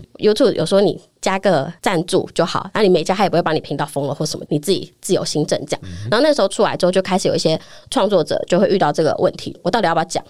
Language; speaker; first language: Chinese; native; Chinese